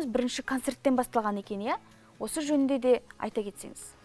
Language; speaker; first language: Kazakh; native; Kazakh